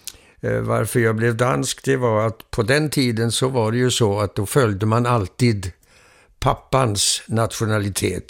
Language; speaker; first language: Swedish; early bilingual, heritage; Swedish